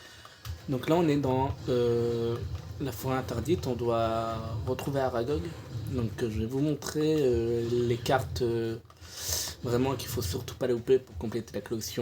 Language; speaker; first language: French; native; French